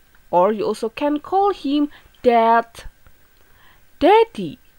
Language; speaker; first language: English; non-native, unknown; Indonesian